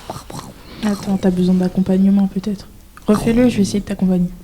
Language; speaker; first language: French; native; French